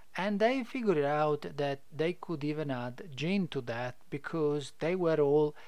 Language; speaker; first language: English; non-native, fluent; Italian